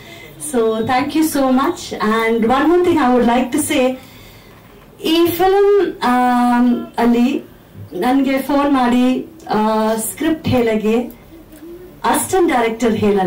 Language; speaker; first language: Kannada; non-native, fluent; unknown